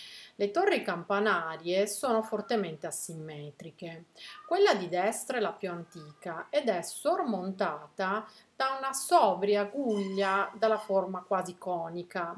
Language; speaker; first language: Italian; native; Italian